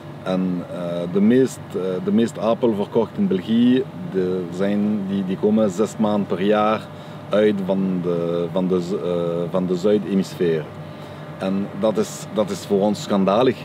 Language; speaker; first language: Dutch; non-native, local second language; French